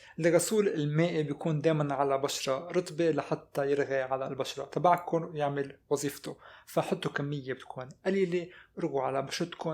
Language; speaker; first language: Arabic; native; Arabic